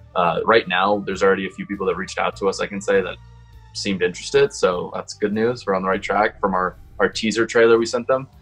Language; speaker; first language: English; native; English